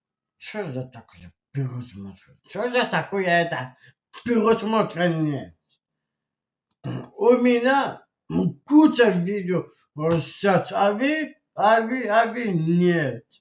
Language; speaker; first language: Russian; non-native, local second language; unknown